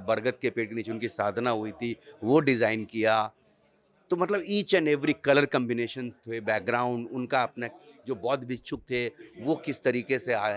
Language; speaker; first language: Hindi; native; Hindi